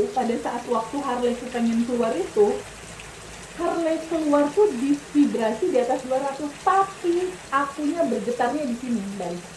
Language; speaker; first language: Indonesian; native; Indonesian